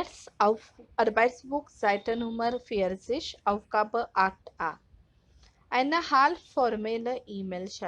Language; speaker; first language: German; non-native, fluent; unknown